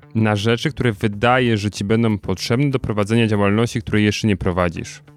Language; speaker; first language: Polish; native; Polish